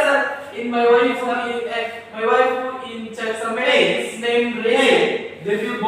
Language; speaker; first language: English; non-native, learner; Indonesian